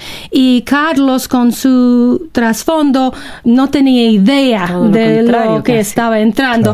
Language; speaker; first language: Spanish; non-native, fluent; English